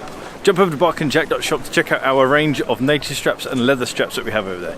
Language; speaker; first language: English; native; English